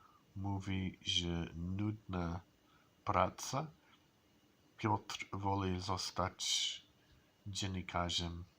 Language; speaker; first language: Polish; non-native, learner; English